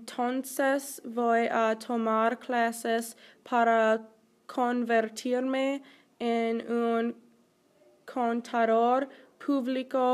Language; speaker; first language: Spanish; non-native, learner; English